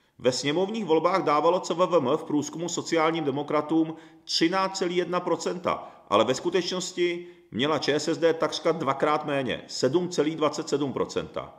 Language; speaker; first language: Czech; early bilingual, other home language; Japanese